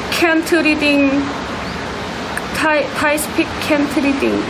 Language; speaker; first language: English; non-native, learner; Korean